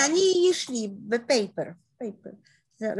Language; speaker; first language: Hebrew; non-native, learner; German